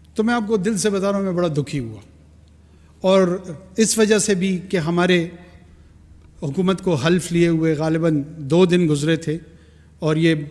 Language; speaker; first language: Urdu; non-native, local second language; Pashto